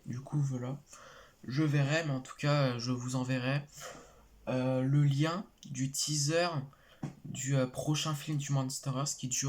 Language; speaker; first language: French; native; French